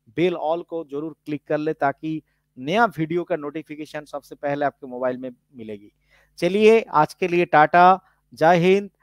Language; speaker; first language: Hindi; non-native, local second language; Bangla